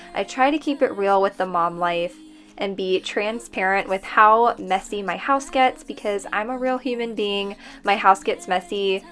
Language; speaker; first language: English; native; English